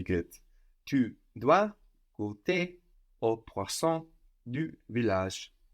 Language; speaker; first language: French; non-native, fluent; English